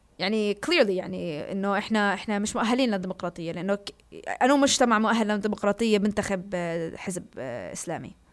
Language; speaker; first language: Arabic; early bilingual, heritage; Arabic